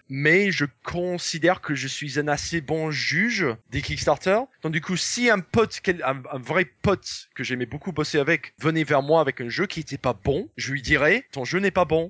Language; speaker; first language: French; non-native, fluent; English